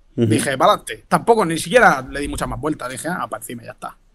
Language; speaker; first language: Spanish; native; Spanish